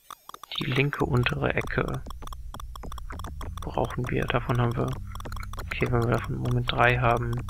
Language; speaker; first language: German; native; German